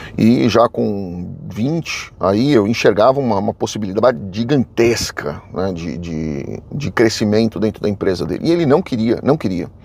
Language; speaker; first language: Portuguese; native; Portuguese